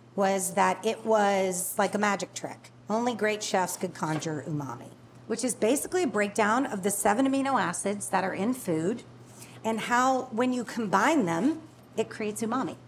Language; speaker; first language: English; native; English